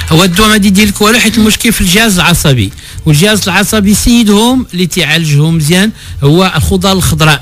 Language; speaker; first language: Arabic; native; Arabic